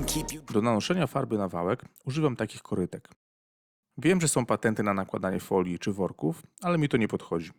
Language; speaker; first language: Polish; native; Polish